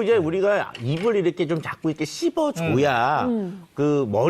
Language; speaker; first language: Korean; native; Korean